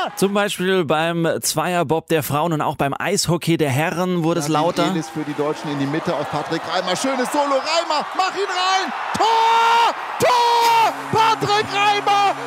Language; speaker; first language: German; native; German